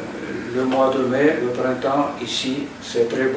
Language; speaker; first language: French; non-native, fluent; Russian